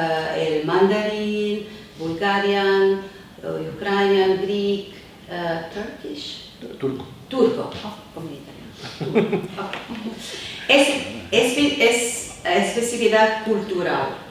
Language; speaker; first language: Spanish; non-native, fluent; Italian